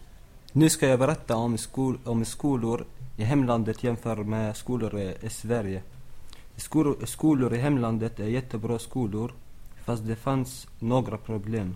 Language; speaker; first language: Swedish; non-native, learner; Arabic